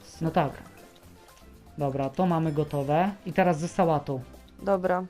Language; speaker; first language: Polish; native; Polish